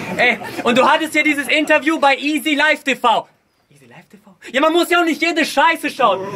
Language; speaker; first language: German; early bilingual, other home language; Russian